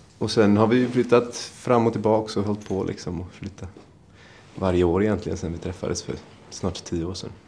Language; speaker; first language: Swedish; native; Swedish